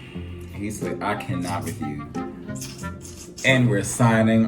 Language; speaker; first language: English; native; English